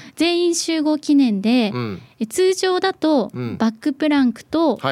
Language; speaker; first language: Japanese; native; Japanese